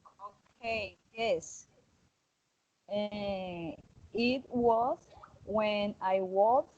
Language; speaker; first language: English; non-native, learner; Spanish